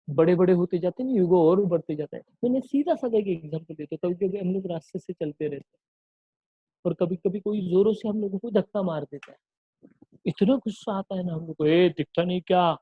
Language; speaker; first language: Hindi; non-native, local second language; Marathi